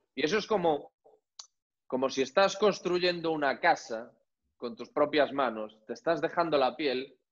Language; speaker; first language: Spanish; native; Spanish